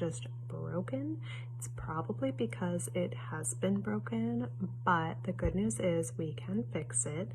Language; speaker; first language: English; native; English